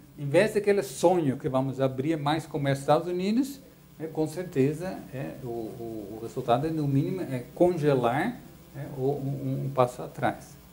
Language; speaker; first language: Portuguese; non-native, fluent; Dutch